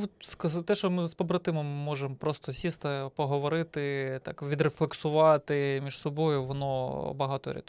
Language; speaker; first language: Ukrainian; native; Ukrainian